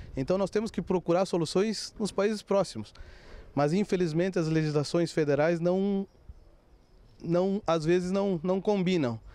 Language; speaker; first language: Portuguese; native; Portuguese